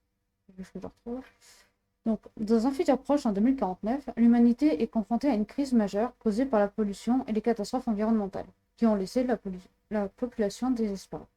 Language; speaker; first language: French; native; French